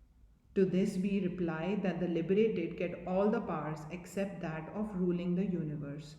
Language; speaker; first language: English; non-native, local second language; Hindi